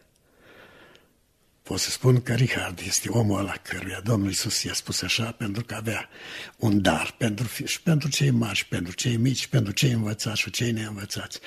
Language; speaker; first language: Romanian; native; Romanian